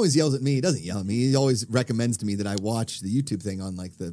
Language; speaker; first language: English; native; English